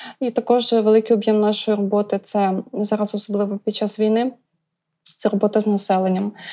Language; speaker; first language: Ukrainian; native; Ukrainian